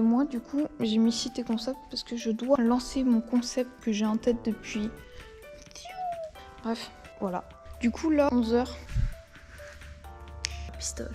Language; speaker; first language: French; native; French